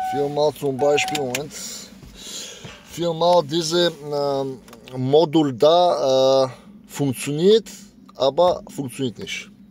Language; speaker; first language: German; non-native, fluent; Bulgarian